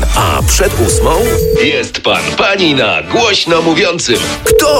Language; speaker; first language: Polish; native; Polish